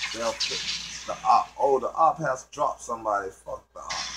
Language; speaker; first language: English; native; English